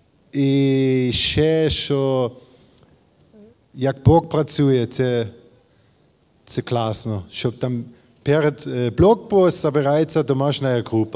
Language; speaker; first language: Ukrainian; non-native, learner; German